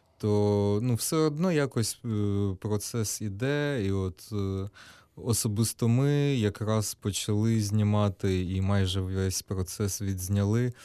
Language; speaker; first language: Ukrainian; non-native, local second language; Russian